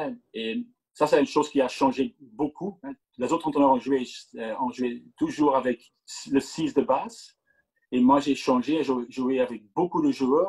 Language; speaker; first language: French; non-native, local second language; Dutch